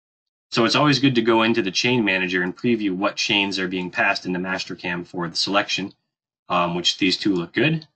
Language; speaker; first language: English; native; English